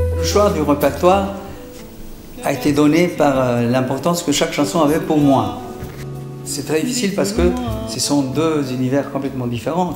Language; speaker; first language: French; non-native, fluent; Spanish